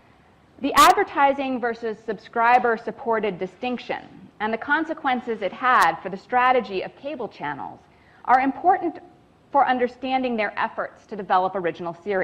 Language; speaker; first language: English; native; English